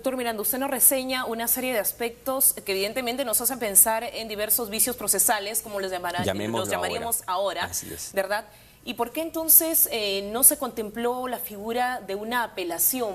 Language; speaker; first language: Spanish; native; Spanish